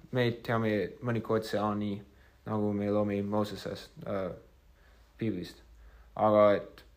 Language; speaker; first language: Estonian; non-native, fluent; English